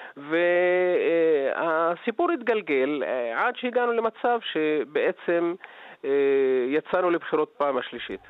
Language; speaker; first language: Hebrew; non-native, local second language; Arabic